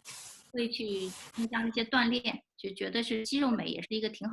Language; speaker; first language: Chinese; native; Chinese